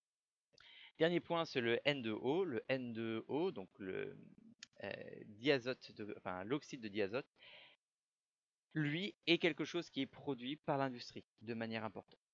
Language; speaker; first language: French; native; French